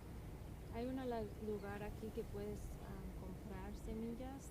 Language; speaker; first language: Spanish; non-native, learner; English